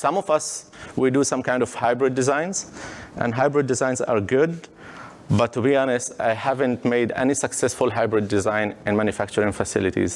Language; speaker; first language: English; non-native, fluent; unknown